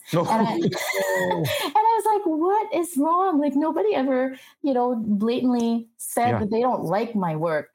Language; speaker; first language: English; non-native, local second language; Filipino